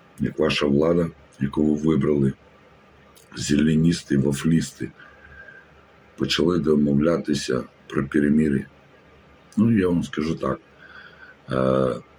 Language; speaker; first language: Ukrainian; native; Ukrainian